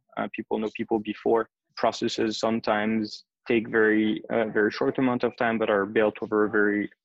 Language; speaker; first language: English; non-native, fluent; French